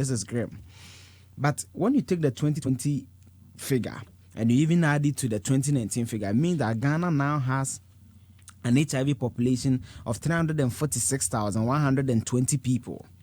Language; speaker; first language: English; non-native, local second language; Akan